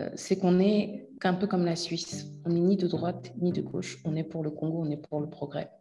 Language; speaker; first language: French; native; French